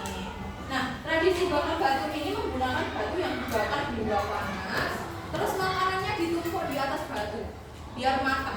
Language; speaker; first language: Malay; non-native, local second language; Javanese